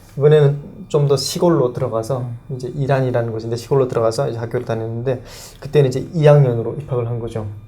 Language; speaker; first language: Korean; native; Korean